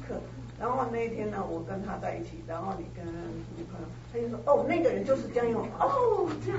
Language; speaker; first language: Chinese; native; Chinese